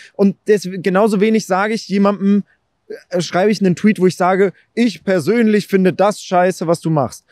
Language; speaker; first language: German; native; German